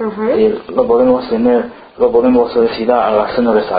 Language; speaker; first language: Spanish; non-native, learner; Chinese